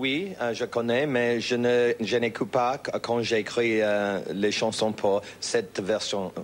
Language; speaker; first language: French; non-native, learner; English